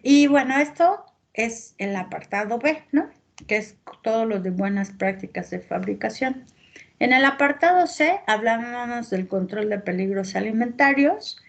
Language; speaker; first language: Spanish; native; Spanish